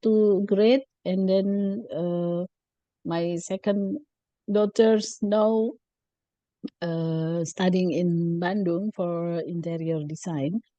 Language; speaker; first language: English; non-native, learner; Indonesian